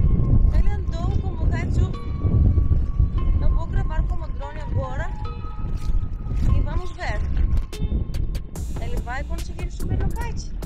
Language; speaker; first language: Portuguese; non-native, learner; Greek